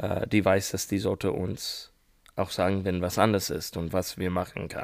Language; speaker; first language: German; non-native, learner; English